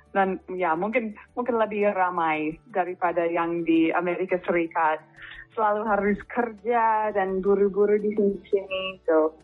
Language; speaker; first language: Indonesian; non-native, fluent; English